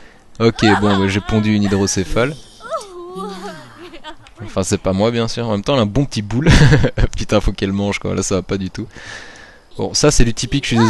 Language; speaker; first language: French; native; French